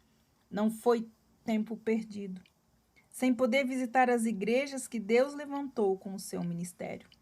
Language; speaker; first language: Portuguese; native; Portuguese